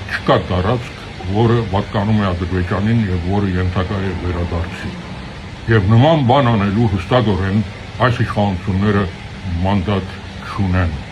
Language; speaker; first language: Armenian; early bilingual, heritage; Armenian